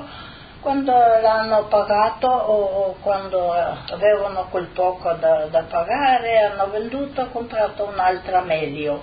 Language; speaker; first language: Italian; non-native, fluent; Slovenian